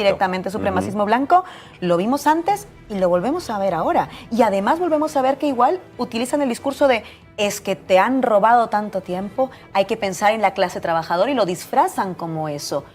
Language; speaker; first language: Spanish; native; Spanish